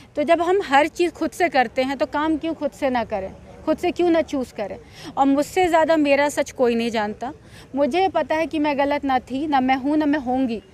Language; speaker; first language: Hindi; native; Hindi